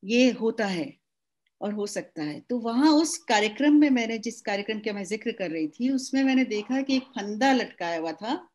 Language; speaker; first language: Hindi; native; Hindi